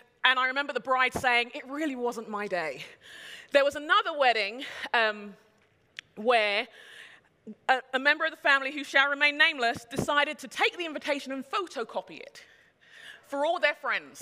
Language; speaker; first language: English; native; English